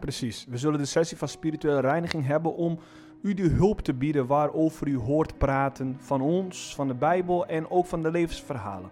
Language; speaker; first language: Dutch; non-native, fluent; Portuguese